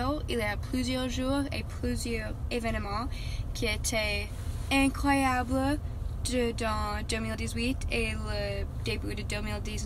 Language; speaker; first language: French; non-native, learner; English